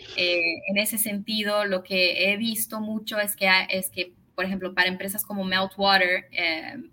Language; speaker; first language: Spanish; early bilingual, heritage; Spanish